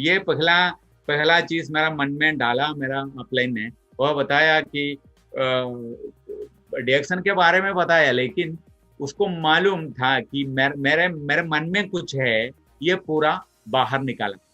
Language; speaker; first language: Hindi; non-native, local second language; Malayalam